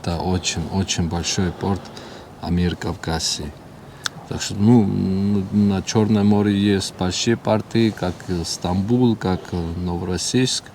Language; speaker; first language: Russian; non-native, learner; Georgian